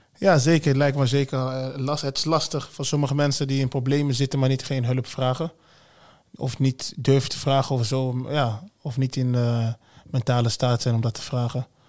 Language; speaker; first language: Dutch; early bilingual, other home language; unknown